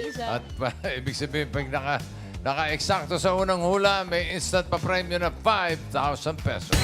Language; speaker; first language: Filipino; native; Filipino